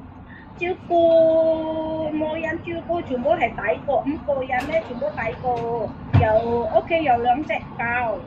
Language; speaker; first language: Cantonese; non-native, learner; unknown